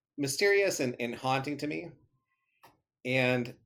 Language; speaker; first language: English; native; English